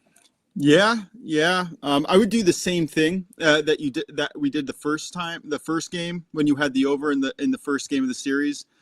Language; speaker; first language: English; native; English